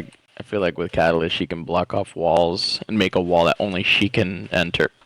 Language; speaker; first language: English; native; English